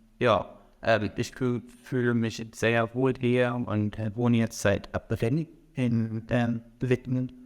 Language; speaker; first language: German; non-native, fluent; Arabic